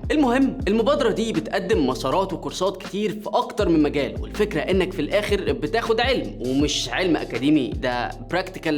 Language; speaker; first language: Arabic; native; Arabic